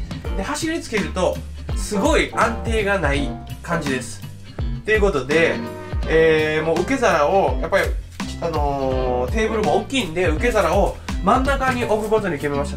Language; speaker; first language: Japanese; native; Japanese